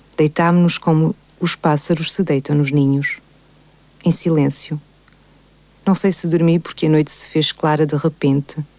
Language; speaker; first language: Portuguese; native; Portuguese